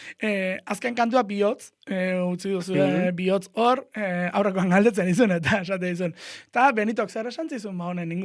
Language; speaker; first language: Basque; native; Basque